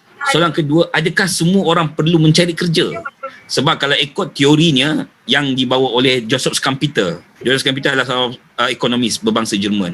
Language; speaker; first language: Malay; native; Malay